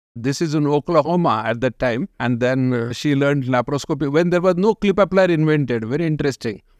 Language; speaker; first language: English; non-native, local second language; Marathi